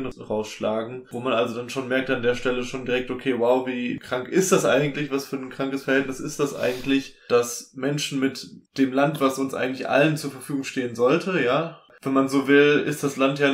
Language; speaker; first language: German; native; German